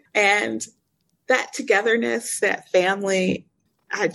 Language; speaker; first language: English; native; English